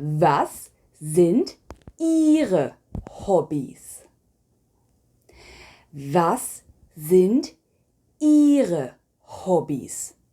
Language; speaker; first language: German; non-native, fluent; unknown